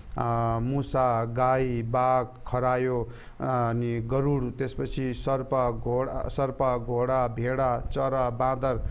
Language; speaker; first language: Nepali; non-native, local second language; Eastern Tamang